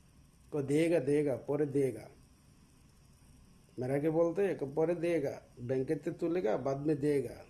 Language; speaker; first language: Hindi; non-native, learner; Bangla